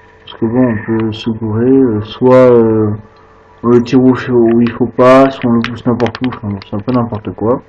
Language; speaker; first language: French; native; French